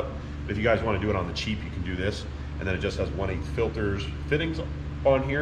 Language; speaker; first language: English; native; English